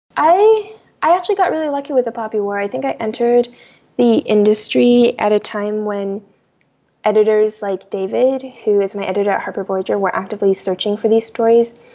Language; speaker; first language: English; early bilingual, other home language; Chinese